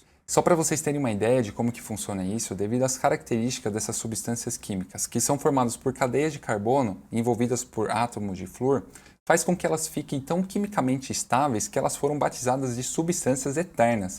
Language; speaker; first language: Portuguese; native; Portuguese